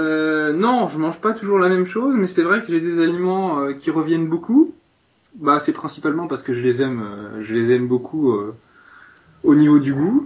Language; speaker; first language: French; native; French